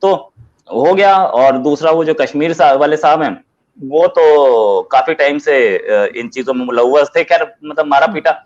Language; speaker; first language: Hindi; native; Hindi